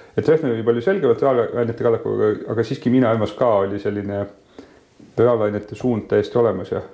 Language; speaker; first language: Estonian; native; Estonian